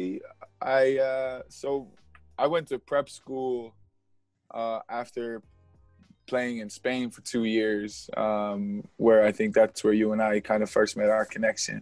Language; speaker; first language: English; native; English